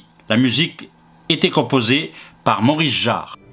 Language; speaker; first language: French; native; French